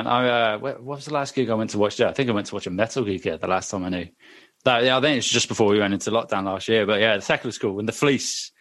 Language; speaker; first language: English; native; English